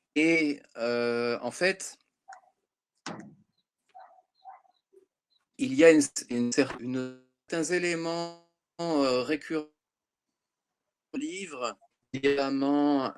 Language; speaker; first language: French; native; French